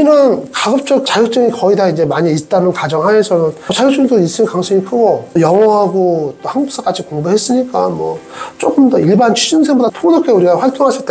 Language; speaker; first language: Korean; native; Korean